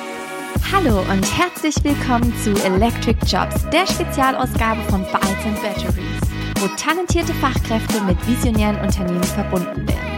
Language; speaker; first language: German; native; German